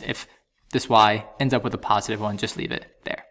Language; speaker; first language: English; native; English